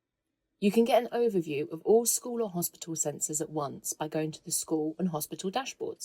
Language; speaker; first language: English; native; English